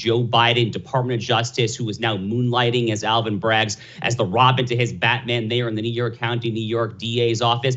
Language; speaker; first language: English; native; English